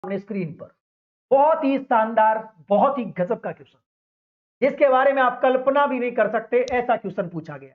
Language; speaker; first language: Hindi; native; Hindi